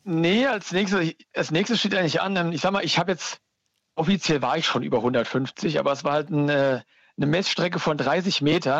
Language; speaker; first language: German; native; German